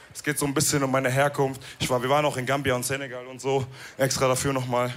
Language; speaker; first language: German; early bilingual, other home language; Wolof